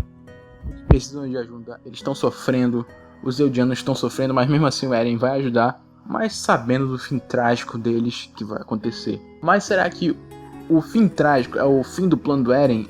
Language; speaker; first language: Portuguese; native; Portuguese